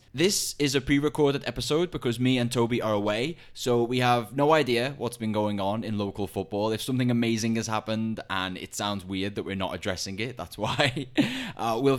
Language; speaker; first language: English; native; English